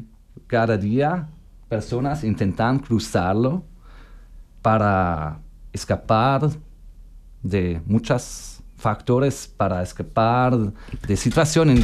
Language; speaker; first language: Spanish; non-native, learner; German